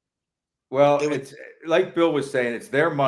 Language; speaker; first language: English; native; English